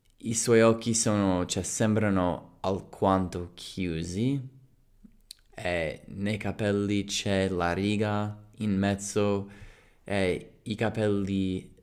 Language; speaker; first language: Italian; non-native, fluent; English